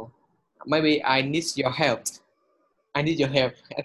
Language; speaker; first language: English; non-native, learner; Vietnamese